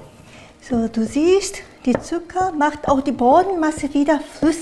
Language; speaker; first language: German; non-native, fluent; Japanese